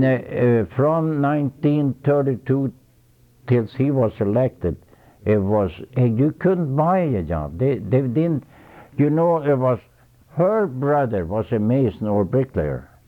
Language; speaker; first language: English; non-native, fluent; Swedish